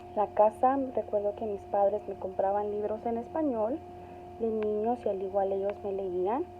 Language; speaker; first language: Spanish; early bilingual, heritage; Spanish